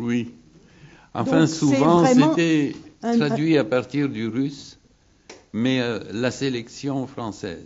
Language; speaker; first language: French; non-native, fluent; Bulgarian